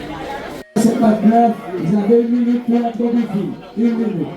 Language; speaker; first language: French; native; French